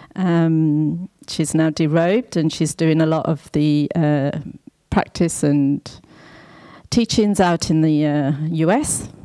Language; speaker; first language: English; native; English